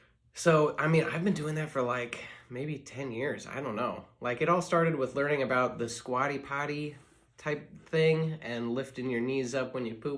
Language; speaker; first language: English; native; English